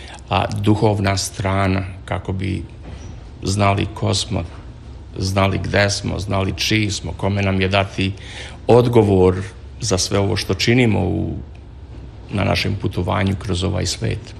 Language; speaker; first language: Serbian; native; Serbian